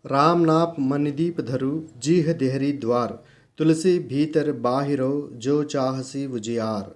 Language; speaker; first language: Hindi; non-native, local second language; Telugu